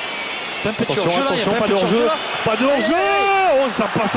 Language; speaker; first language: French; native; French